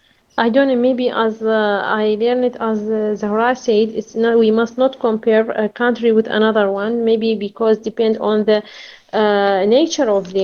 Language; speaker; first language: English; non-native, learner; Arabic